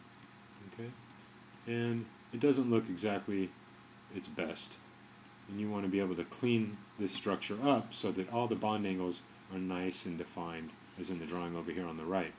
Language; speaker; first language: English; native; English